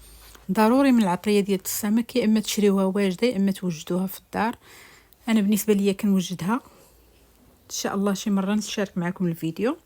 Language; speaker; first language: Arabic; native; Arabic